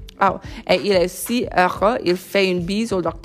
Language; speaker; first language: French; non-native, learner; English